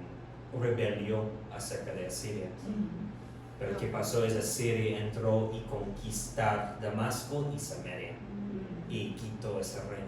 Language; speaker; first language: Spanish; non-native, learner; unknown